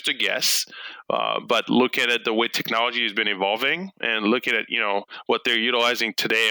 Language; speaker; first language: English; early bilingual, other home language; French